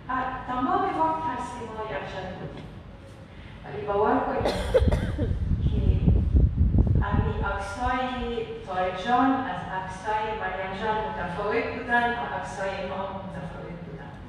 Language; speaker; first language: Persian; non-native, learner; Arabic